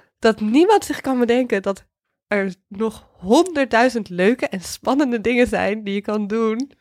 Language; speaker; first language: Dutch; native; Dutch